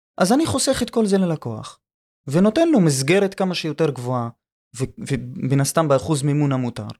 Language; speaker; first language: Hebrew; non-native, local second language; Arabic